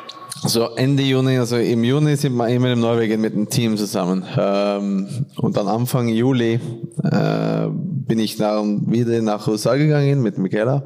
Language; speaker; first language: German; non-native, fluent; Norwegian